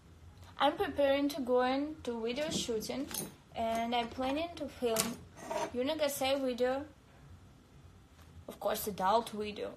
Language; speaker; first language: English; non-native, learner; Russian